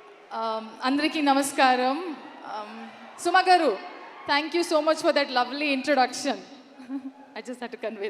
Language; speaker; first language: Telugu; non-native, learner; Kannada